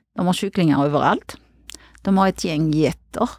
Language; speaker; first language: Swedish; non-native, fluent; French